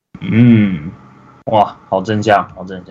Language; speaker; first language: Chinese; native; Chinese